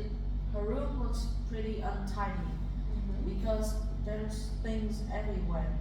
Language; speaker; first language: English; non-native, fluent; Vietnamese